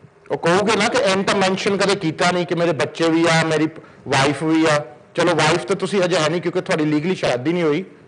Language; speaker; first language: Punjabi; early bilingual, heritage; Punjabi